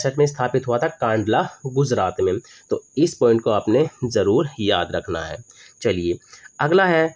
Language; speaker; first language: Hindi; native; Hindi